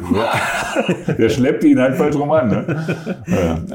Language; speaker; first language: German; native; German